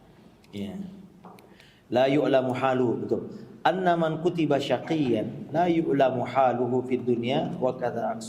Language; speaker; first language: Arabic; non-native, local second language; Indonesian